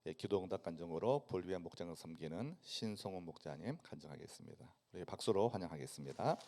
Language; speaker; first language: Korean; native; Korean